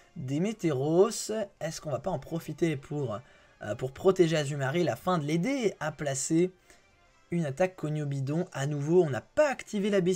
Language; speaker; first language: French; native; French